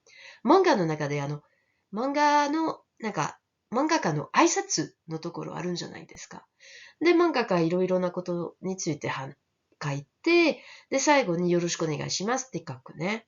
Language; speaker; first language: Japanese; non-native, fluent; French